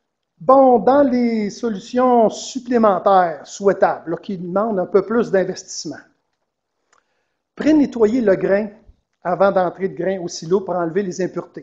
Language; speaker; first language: French; native; French